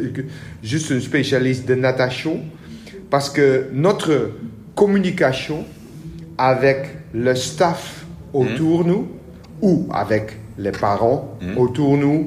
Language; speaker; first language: French; non-native, learner; Dutch